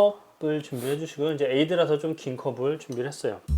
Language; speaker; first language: Korean; native; Korean